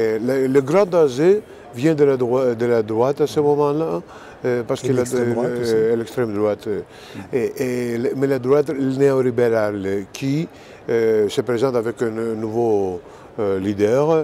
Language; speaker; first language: French; non-native, fluent; Greek